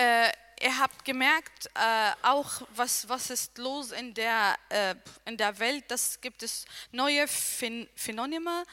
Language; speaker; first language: German; non-native, learner; Arabic